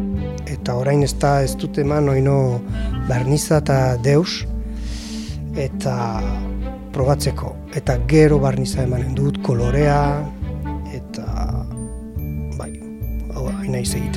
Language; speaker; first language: Basque; non-native, learner; French